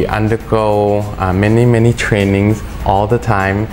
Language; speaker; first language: English; early bilingual, other home language; Thai